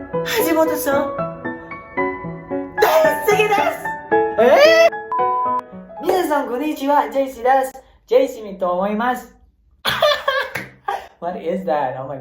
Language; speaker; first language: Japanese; non-native, learner; Indonesian